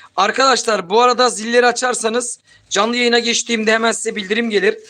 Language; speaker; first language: Turkish; native; Turkish